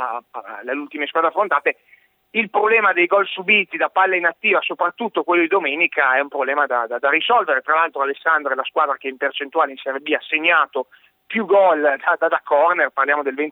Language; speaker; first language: Italian; native; Italian